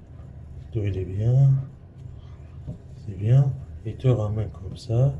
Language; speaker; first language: French; non-native, learner; Arabic